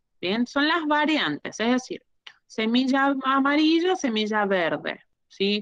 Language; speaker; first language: Spanish; native; Spanish